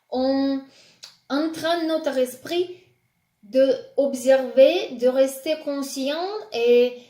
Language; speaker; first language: French; non-native, fluent; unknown